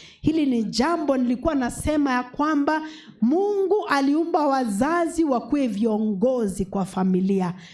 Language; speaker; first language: Swahili; non-native, local second language; Gusii